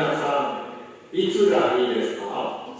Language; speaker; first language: Japanese; non-native, learner; Indonesian